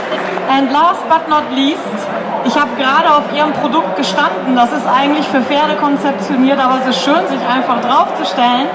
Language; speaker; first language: German; native; German